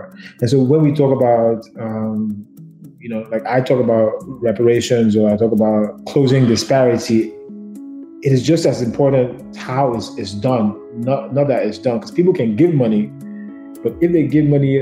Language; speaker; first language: English; non-native, local second language; Yoruba